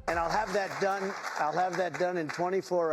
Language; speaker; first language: English; native; English